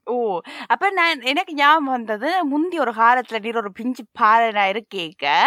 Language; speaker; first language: Tamil; early bilingual, heritage; Tamil